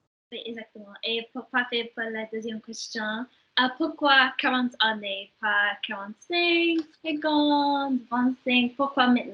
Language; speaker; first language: French; non-native, learner; English